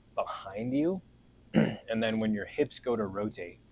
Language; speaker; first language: English; native; English